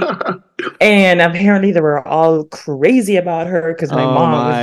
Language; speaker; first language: English; non-native, local second language; German